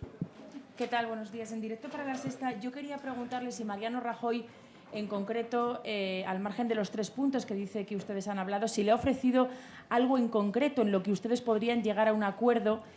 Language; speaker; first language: Spanish; native; Spanish